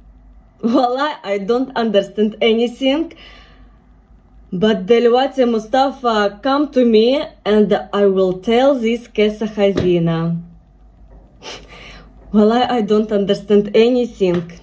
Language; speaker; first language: English; non-native, learner; Russian